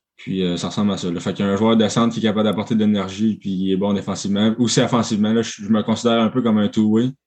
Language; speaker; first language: French; native; French